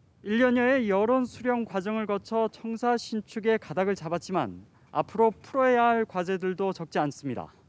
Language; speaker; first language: Korean; native; Korean